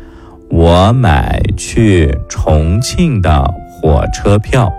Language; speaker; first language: Chinese; non-native, local second language; Uyghur